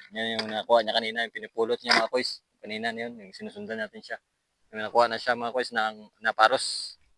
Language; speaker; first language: Filipino; native; Filipino